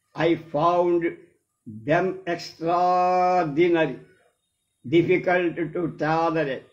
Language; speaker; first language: English; non-native, local second language; Telugu